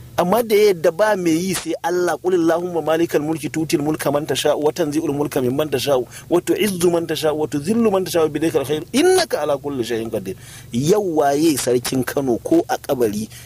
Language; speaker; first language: Hausa; native; Hausa